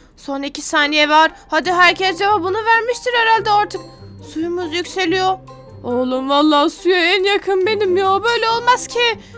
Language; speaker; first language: Turkish; native; Turkish